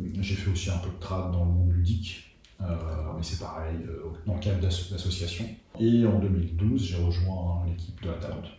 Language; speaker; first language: French; early bilingual, other home language; Russian